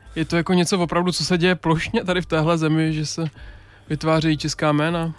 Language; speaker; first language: Czech; native; Czech